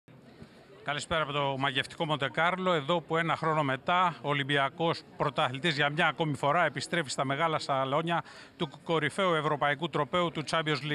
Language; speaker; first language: Greek; native; Greek